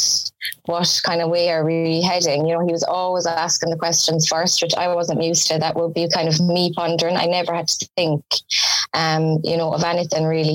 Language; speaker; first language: English; native; English